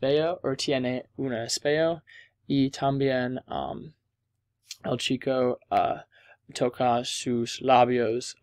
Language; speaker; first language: Spanish; non-native, learner; English